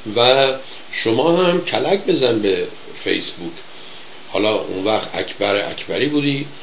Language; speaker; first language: Persian; native; Persian